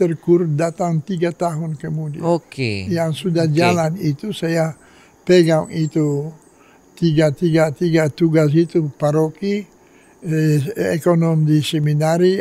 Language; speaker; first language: Indonesian; non-native, fluent; Polish